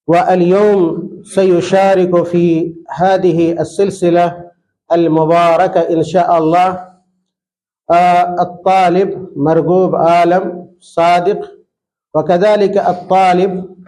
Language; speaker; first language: Arabic; non-native, fluent; Urdu